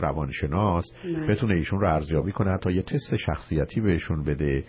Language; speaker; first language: Persian; native; Persian